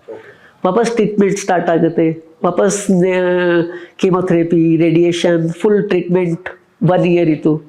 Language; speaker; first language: Kannada; non-native, local second language; Hindi